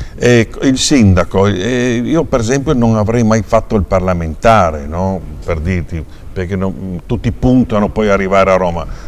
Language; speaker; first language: Italian; native; Italian